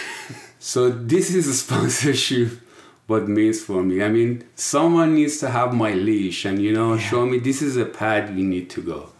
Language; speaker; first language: English; non-native, fluent; Persian